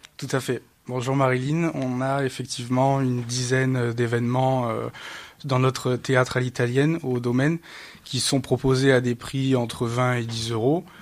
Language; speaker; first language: French; native; French